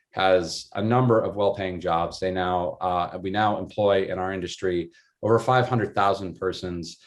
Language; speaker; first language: English; native; English